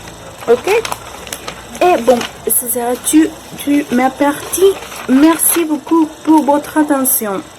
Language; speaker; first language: French; non-native, learner; Spanish